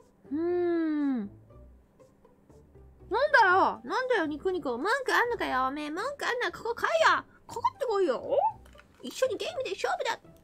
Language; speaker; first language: Japanese; non-native, fluent; English